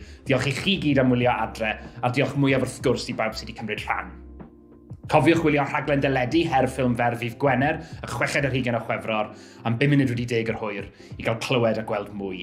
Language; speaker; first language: Welsh; native; Welsh